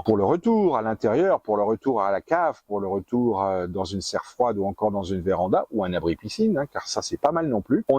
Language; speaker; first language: French; native; French